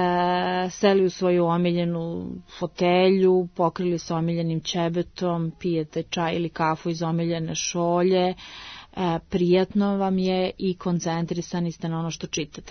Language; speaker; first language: Serbian; native; Serbian